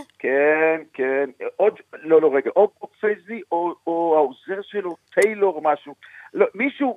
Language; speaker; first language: Hebrew; native; Hebrew